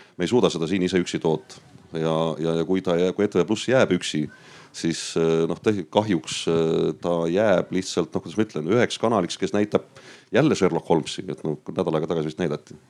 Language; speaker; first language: Estonian; native; Estonian